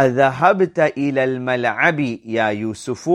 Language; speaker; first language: Arabic; non-native, fluent; English